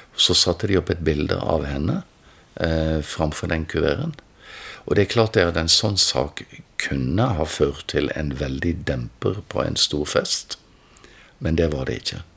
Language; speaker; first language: Norwegian; native; Norwegian